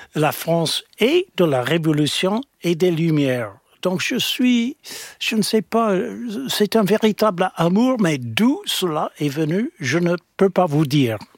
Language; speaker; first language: French; non-native, fluent; English